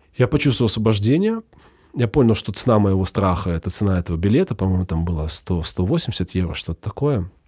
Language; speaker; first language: Russian; native; Russian